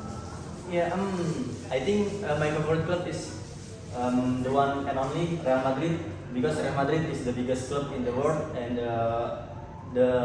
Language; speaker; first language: English; non-native, learner; Indonesian